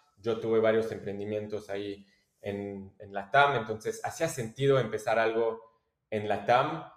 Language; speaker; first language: Spanish; non-native, fluent; French